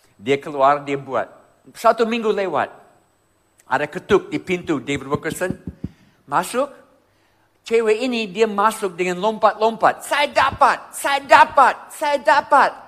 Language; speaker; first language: Indonesian; non-native, fluent; English